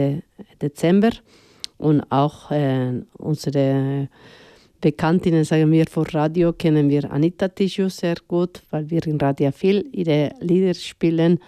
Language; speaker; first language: German; non-native, fluent; Spanish